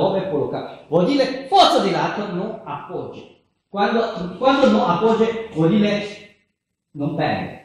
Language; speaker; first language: Italian; non-native, learner; Chinese